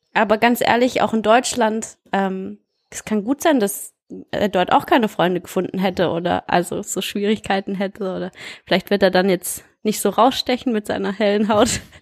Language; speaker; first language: German; early bilingual, heritage; German